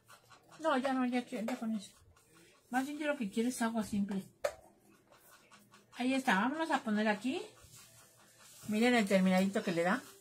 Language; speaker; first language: Spanish; native; Spanish